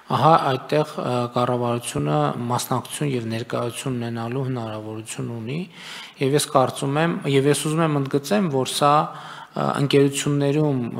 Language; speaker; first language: Armenian; native; Armenian